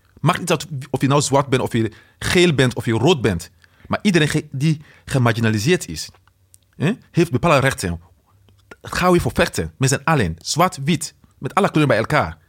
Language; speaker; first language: Dutch; non-native, fluent; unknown